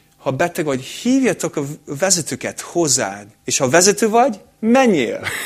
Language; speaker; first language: Hungarian; non-native, fluent; English